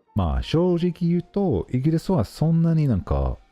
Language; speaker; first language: Japanese; non-native, learner; English